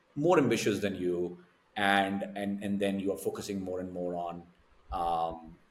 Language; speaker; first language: English; non-native, local second language; Hindi